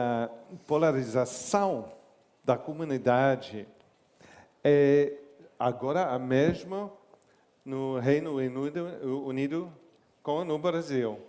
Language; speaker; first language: Portuguese; non-native, learner; English